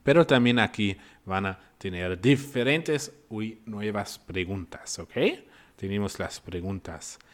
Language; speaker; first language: Spanish; non-native, fluent; German